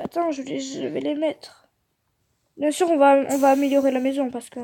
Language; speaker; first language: French; native; French